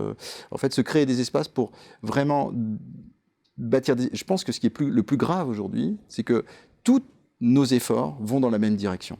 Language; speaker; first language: French; native; French